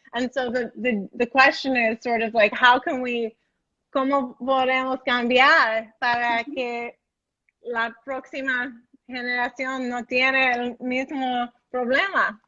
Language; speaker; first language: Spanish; non-native, learner; English